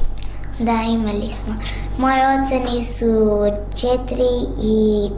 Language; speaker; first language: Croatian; early bilingual, other home language; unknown